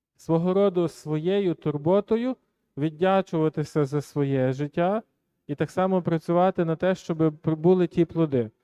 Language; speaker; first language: Ukrainian; native; Ukrainian